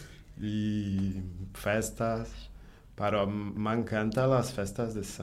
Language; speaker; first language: Catalan; non-native, learner; Portuguese